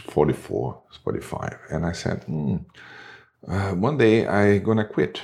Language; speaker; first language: English; non-native, fluent; Portuguese